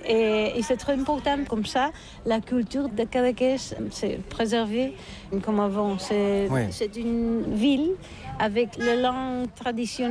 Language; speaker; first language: French; non-native, learner; Catalan